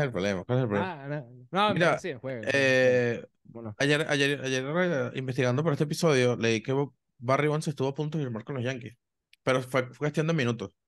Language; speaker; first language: Spanish; native; Spanish